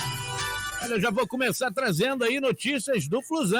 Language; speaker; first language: Portuguese; native; Portuguese